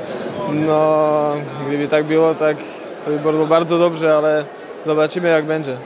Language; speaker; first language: Polish; non-native, learner; Slovak